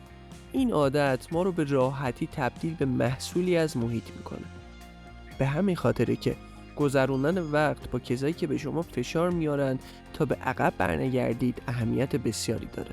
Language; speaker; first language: Persian; native; Persian